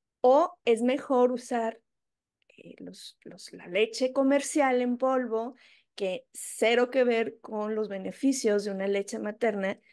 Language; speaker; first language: Spanish; native; Spanish